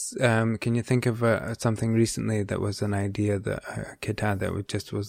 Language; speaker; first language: English; native; English